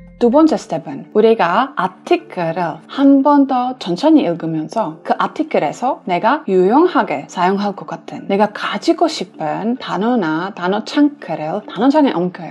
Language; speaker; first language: Korean; non-native, fluent; English